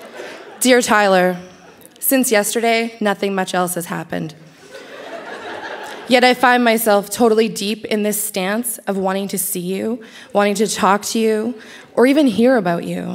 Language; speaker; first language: English; native; English